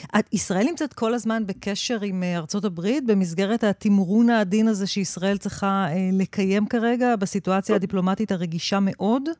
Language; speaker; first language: Hebrew; native; Hebrew